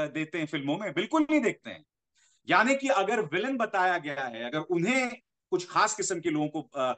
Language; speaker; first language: Hindi; native; Hindi